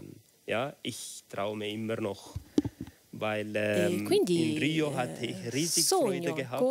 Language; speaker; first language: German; non-native, learner; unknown